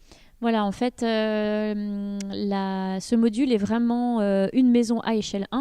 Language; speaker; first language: French; native; French